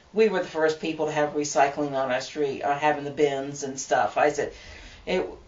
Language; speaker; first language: English; native; English